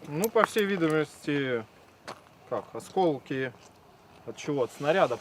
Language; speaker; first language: Russian; native; Russian